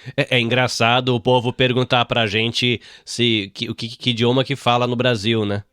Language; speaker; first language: Portuguese; native; Portuguese